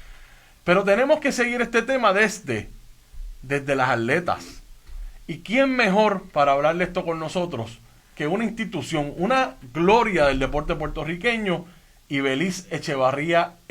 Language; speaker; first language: Spanish; native; Spanish